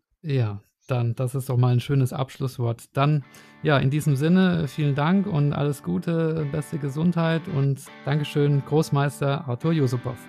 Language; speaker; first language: German; native; German